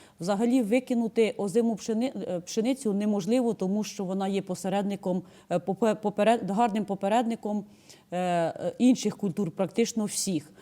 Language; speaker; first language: Ukrainian; native; Ukrainian